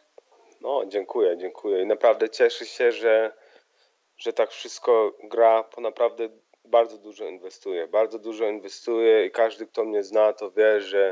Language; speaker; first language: Polish; early bilingual, heritage; Polish